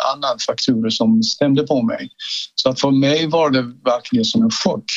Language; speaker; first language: Swedish; non-native, fluent; Persian